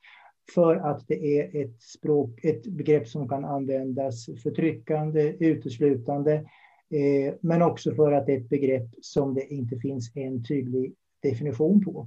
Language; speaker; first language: Swedish; native; Swedish